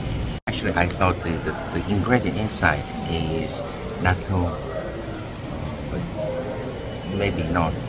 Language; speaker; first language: English; non-native, learner; Vietnamese